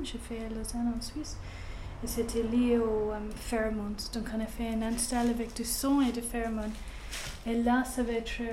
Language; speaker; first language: French; non-native, fluent; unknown